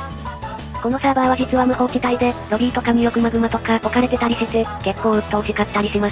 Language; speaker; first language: Japanese; native; Japanese